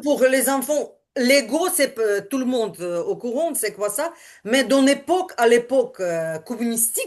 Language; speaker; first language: French; non-native, learner; Ukrainian